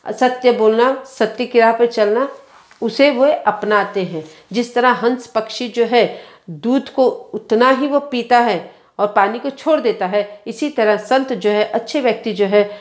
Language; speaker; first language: Hindi; non-native, local second language; Kannada